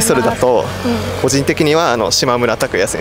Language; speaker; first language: Japanese; native; Japanese